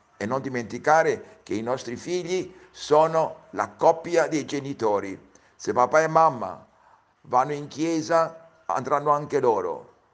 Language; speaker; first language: Italian; early bilingual, heritage; Italian